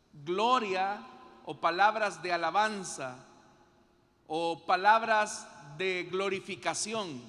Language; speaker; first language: Spanish; native; Spanish